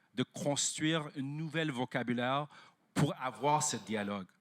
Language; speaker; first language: French; non-native, fluent; English